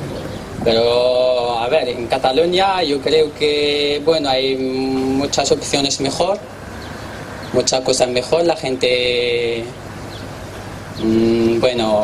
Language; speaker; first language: Spanish; non-native, learner; Arabic